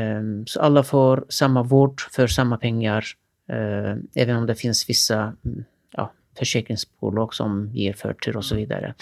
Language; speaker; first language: Swedish; non-native, fluent; Turkish